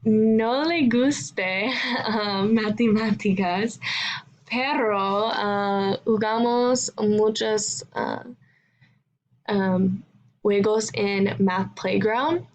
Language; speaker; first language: Spanish; non-native, learner; English